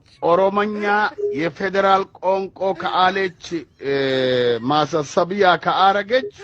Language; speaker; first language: Amharic; non-native, local second language; Oromo